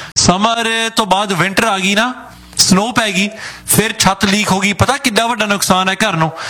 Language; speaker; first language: Punjabi; native; Punjabi